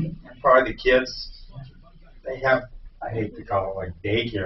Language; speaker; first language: English; native; English